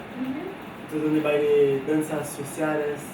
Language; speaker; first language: Spanish; non-native, fluent; Haitian Creole